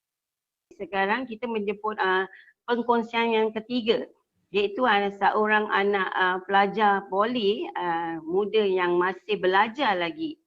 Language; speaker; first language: Malay; native; Malay